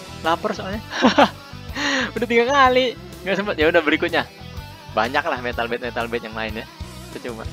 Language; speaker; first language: Indonesian; native; Indonesian